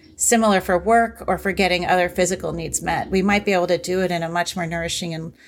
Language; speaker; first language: English; early bilingual, other home language; Hindi